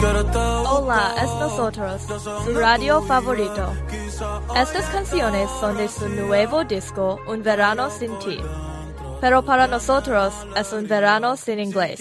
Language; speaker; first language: Spanish; non-native, learner; English